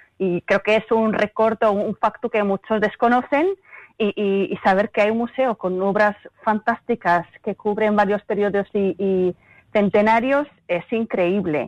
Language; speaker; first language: Spanish; early bilingual, other home language; German